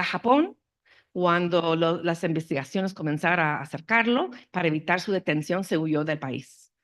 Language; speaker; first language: Spanish; non-native, fluent; English